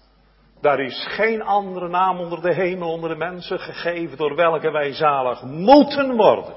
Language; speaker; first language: Dutch; native; Dutch